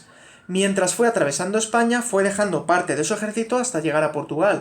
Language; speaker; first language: Spanish; native; Spanish